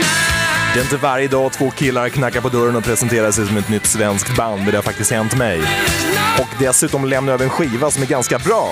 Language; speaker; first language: Swedish; native; Swedish